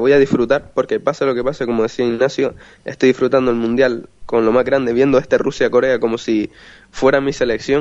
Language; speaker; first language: Spanish; native; Spanish